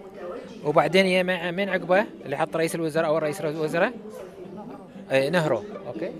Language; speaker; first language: Arabic; native; Arabic